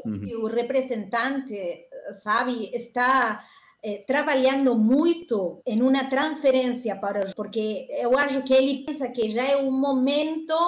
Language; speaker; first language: Portuguese; non-native, learner; Spanish